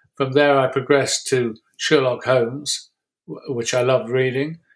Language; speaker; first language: English; native; English